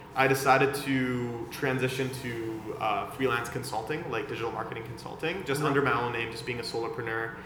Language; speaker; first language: English; early bilingual, other home language; Persian